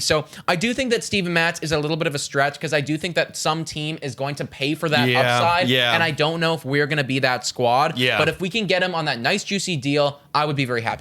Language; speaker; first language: English; native; English